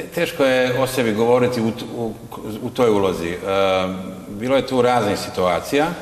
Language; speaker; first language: Bosnian; native; Bosnian